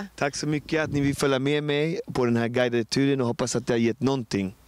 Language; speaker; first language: Swedish; native; Swedish